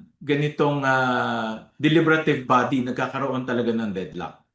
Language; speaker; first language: Filipino; native; Filipino